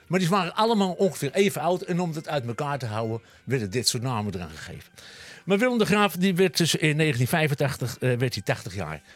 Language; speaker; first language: Dutch; native; Dutch